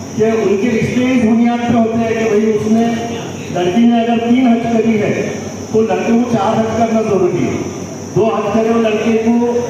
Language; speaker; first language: Urdu; native; Urdu